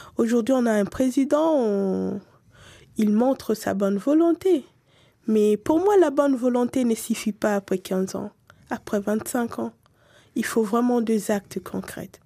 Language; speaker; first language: French; non-native, local second language; Swahili